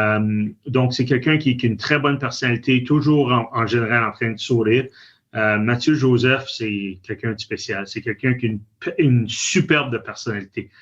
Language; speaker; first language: French; native; French